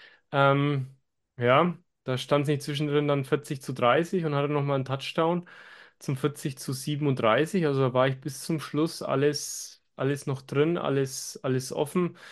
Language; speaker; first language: German; native; German